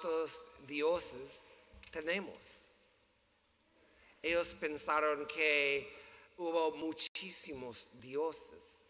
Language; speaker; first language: Spanish; non-native, learner; English